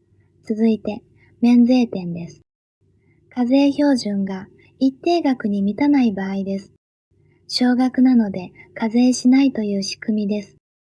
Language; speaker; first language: Japanese; native; Japanese